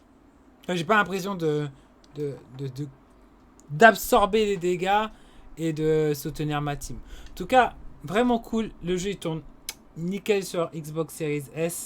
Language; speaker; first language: French; native; French